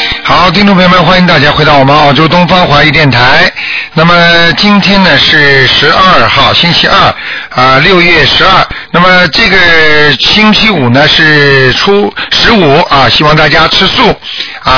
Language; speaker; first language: Chinese; native; Chinese